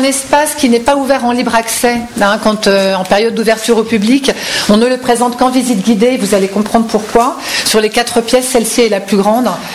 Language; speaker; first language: French; native; French